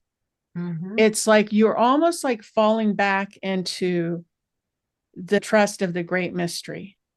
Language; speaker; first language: English; native; English